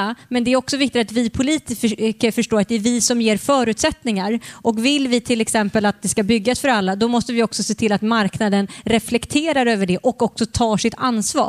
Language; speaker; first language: Swedish; native; Swedish